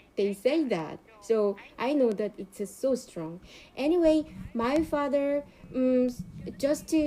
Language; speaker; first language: English; non-native, learner; Korean